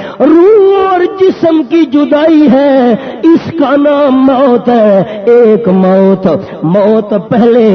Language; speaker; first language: Urdu; non-native, local second language; Pashto